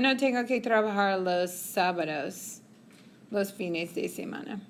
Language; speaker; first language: Spanish; non-native, fluent; English